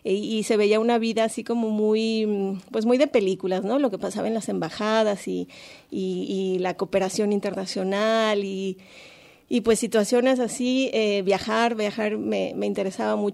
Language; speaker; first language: Spanish; native; Spanish